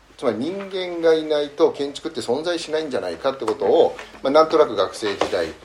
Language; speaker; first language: Japanese; early bilingual, heritage; Japanese